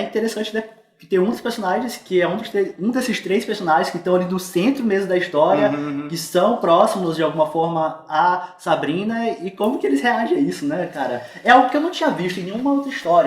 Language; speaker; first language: Portuguese; native; Portuguese